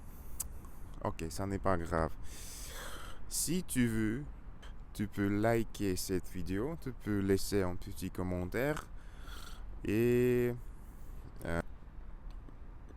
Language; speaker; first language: French; non-native, learner; Russian